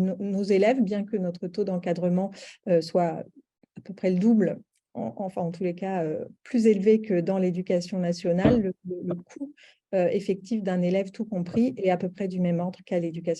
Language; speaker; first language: French; native; French